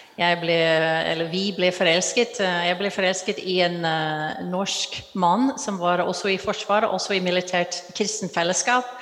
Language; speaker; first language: Norwegian; non-native, fluent; English